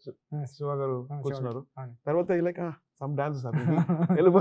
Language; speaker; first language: Telugu; non-native, learner; Tamil